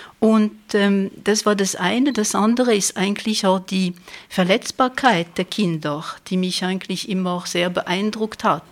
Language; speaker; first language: German; non-native, fluent; French